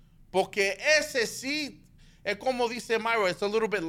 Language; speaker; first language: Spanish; early bilingual, other home language; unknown